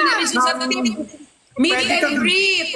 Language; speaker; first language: Filipino; native; Filipino